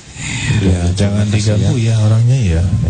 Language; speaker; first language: Indonesian; native; Indonesian